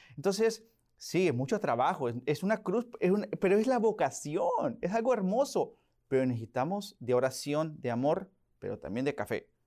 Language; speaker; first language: Spanish; early bilingual, heritage; Spanish